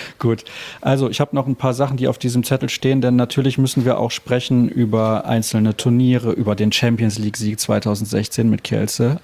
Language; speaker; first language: German; native; German